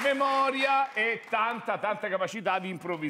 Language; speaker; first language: Italian; native; Italian